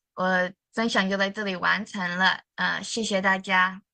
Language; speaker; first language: Chinese; early bilingual, heritage; Chinese